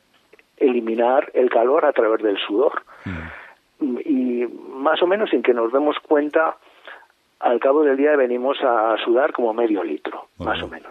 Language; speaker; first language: Spanish; native; Spanish